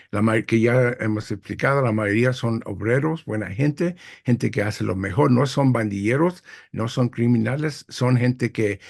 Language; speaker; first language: Spanish; early bilingual, heritage; English